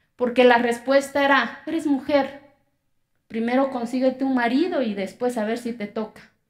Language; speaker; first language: Spanish; non-native, local second language; Zapotec